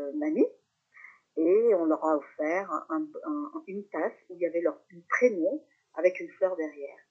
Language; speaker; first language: French; native; French